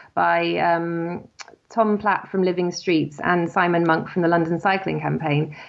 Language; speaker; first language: English; native; English